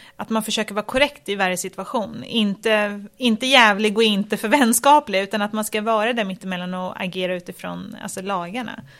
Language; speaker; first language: Swedish; native; Swedish